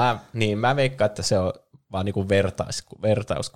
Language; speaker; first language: Finnish; native; Finnish